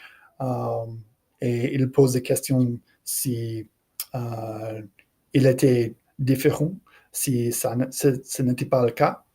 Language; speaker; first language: French; non-native, learner; English